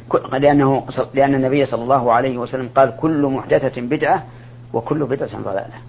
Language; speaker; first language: Arabic; native; Arabic